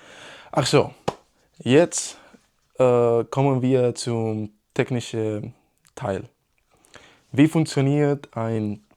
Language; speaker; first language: German; non-native, learner; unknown